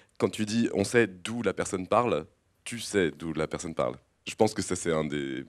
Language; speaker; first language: French; native; French